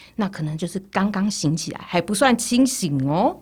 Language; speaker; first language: Chinese; early bilingual, other home language; Portuguese